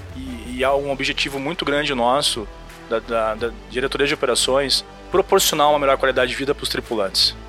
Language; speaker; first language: Portuguese; native; Portuguese